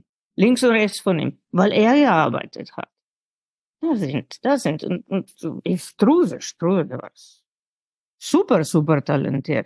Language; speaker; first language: German; non-native, fluent; Slovenian